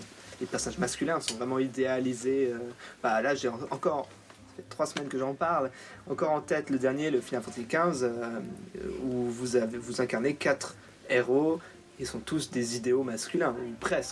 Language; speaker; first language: French; native; French